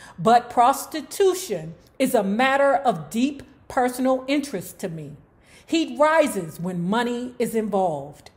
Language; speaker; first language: English; native; English